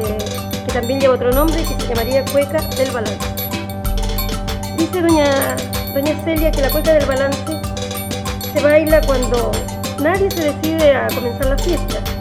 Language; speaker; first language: Spanish; native; Spanish